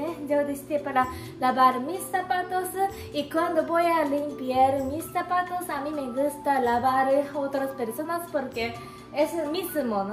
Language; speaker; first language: Spanish; non-native, learner; Japanese